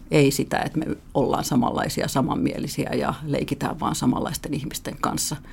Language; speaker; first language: Finnish; native; Finnish